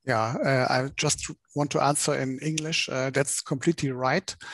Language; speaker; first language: English; non-native, fluent; German